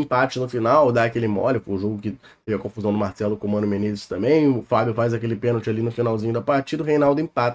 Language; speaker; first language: Portuguese; native; Portuguese